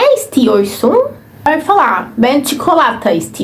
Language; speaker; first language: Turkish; non-native, fluent; Portuguese